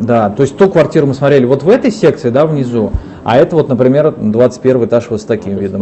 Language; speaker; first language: Russian; native; Russian